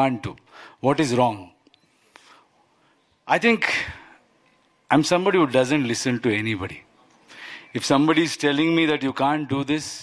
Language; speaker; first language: English; non-native, local second language; Kannada